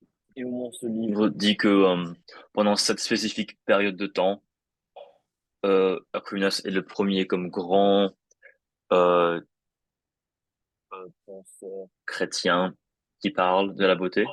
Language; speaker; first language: French; non-native, fluent; English